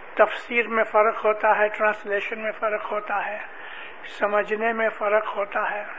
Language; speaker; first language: Urdu; non-native, local second language; Gujarati